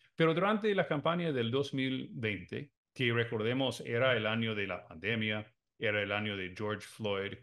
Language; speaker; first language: Spanish; non-native, fluent; English